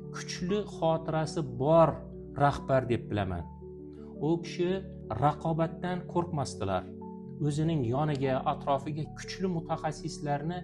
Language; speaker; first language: Uzbek; native; Uzbek